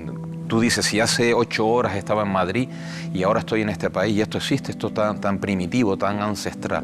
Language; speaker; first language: Spanish; native; Spanish